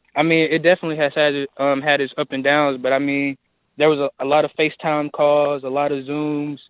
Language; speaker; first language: English; native; English